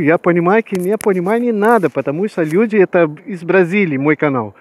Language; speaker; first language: Russian; non-native, learner; Portuguese